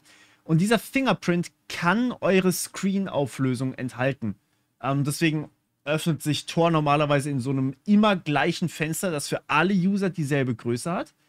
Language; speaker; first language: German; native; German